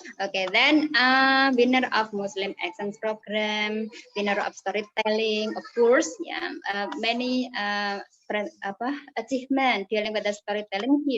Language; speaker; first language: English; non-native, fluent; Indonesian